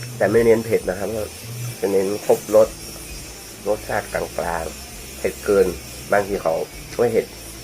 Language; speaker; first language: Thai; non-native, local second language; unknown